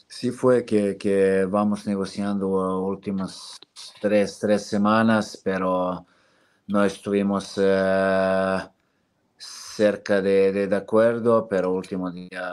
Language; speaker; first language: Spanish; non-native, fluent; Serbian